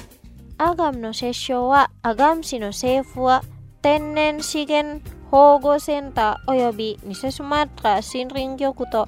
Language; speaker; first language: Japanese; non-native, fluent; Indonesian